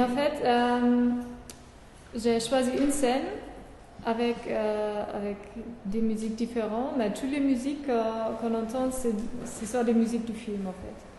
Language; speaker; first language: French; non-native, fluent; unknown